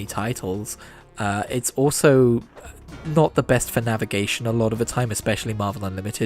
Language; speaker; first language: English; native; English